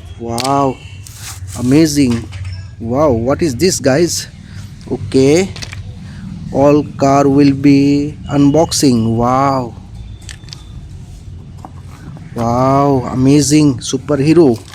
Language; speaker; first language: English; non-native, learner; Indonesian